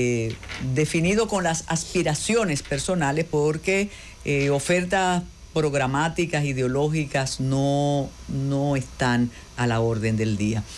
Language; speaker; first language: Spanish; native; Spanish